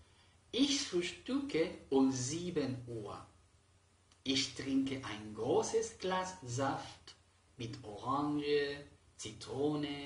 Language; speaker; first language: German; non-native, fluent; Spanish